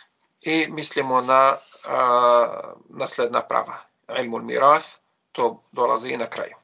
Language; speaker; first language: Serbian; non-native, fluent; Arabic